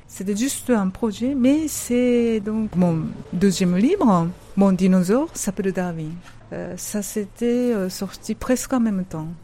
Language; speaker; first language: French; non-native, fluent; Japanese